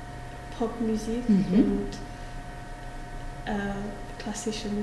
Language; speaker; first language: German; non-native, learner; English